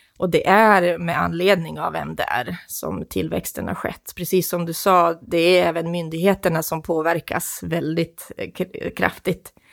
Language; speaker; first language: Swedish; non-native, fluent; Croatian